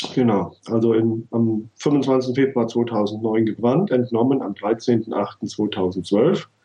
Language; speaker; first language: German; native; German